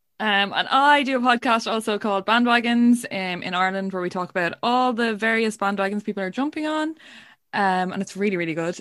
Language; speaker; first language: English; native; English